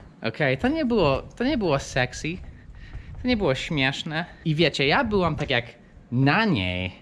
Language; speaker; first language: Polish; early bilingual, heritage; English